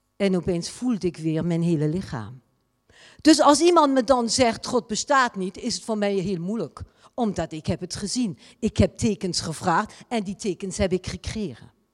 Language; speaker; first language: Dutch; non-native, fluent; French